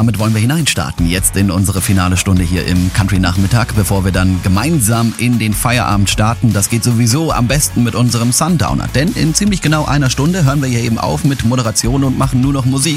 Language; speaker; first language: German; native; German